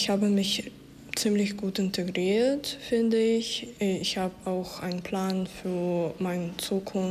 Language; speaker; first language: German; non-native, fluent; Ukrainian